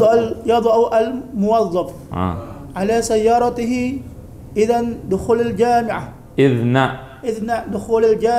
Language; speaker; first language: Arabic; non-native, learner; Indonesian